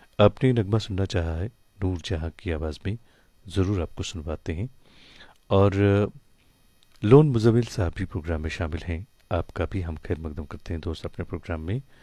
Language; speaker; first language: Hindi; non-native, local second language; Kashmiri